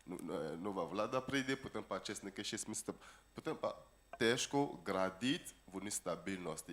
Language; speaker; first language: Slovenian; non-native, fluent; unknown